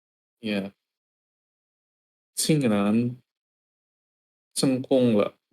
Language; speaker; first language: Chinese; non-native, learner; Indonesian